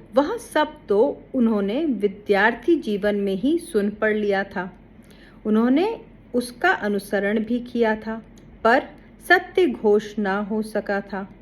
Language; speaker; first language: Hindi; native; Hindi